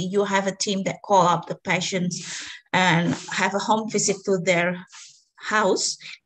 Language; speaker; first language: English; non-native, fluent; Indonesian